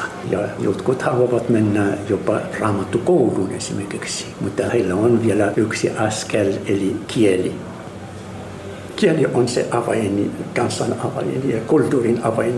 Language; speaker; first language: Finnish; non-native, fluent; Arabic